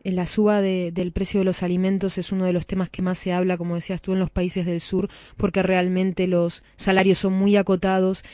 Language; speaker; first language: Spanish; native; Spanish